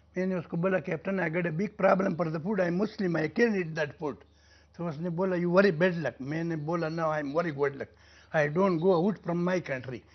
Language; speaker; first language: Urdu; non-native, local second language; Pashto